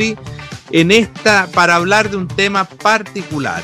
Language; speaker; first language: Spanish; native; Spanish